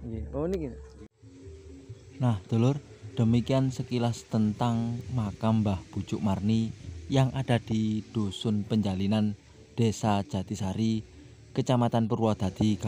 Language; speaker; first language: Indonesian; non-native, local second language; Javanese